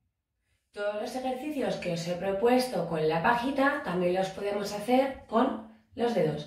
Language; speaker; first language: Spanish; native; Spanish